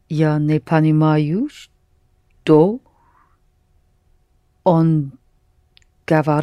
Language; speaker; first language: Russian; non-native, learner; English